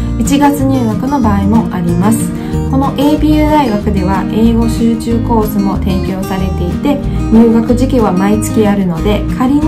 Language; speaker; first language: Japanese; non-native, fluent; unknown